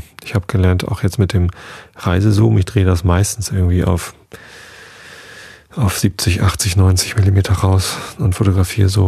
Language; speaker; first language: German; native; German